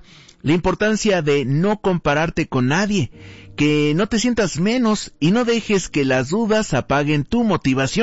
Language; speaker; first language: Spanish; native; Spanish